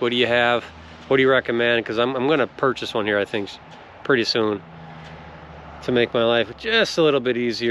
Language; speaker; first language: English; native; English